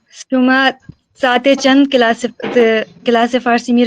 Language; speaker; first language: Persian; non-native, learner; Urdu